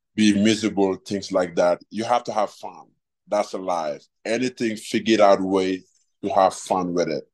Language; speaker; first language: English; non-native, fluent; Wolof